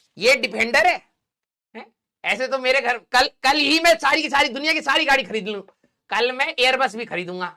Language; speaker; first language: Hindi; native; Hindi